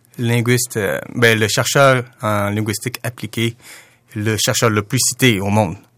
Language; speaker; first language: French; non-native, fluent; Chinese